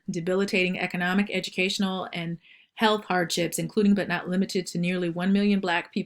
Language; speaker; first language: English; native; English